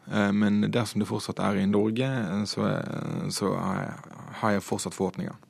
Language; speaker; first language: Norwegian; native; Norwegian